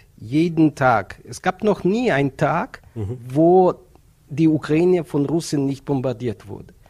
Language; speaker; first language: German; non-native, fluent; Ukrainian